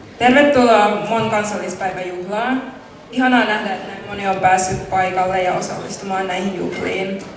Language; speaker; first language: Finnish; early bilingual, other home language; Mon